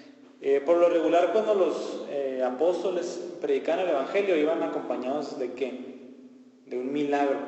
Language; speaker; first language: Spanish; native; Spanish